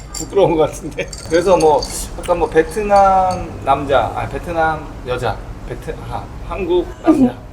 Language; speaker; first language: Korean; native; Korean